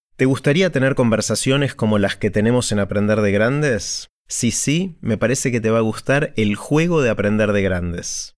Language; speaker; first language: Spanish; native; Spanish